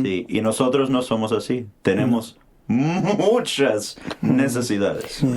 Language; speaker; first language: Spanish; non-native, fluent; English